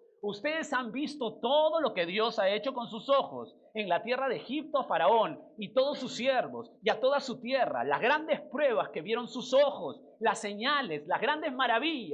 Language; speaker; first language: Spanish; native; Spanish